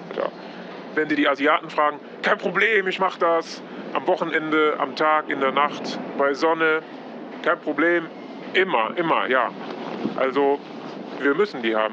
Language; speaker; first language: German; non-native, fluent; Polish